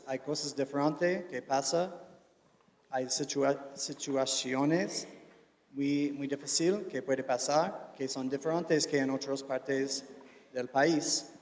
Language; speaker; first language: Spanish; non-native, fluent; English